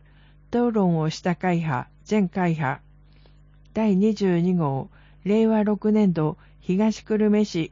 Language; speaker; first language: Japanese; native; Japanese